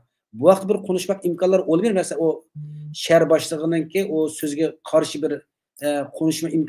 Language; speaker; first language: Turkish; non-native, learner; Uyghur